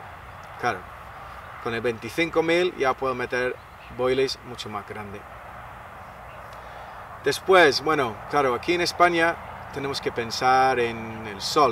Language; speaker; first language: Spanish; non-native, fluent; English